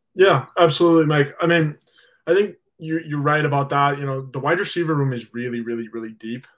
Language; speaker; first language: English; native; English